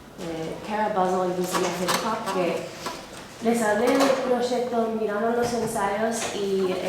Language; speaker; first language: Spanish; non-native, fluent; English